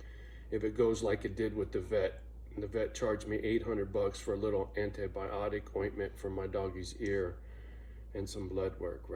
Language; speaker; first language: English; native; English